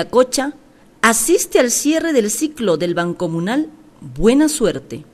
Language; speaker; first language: Spanish; native; Spanish